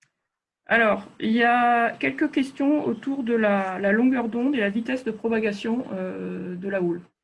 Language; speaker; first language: French; native; French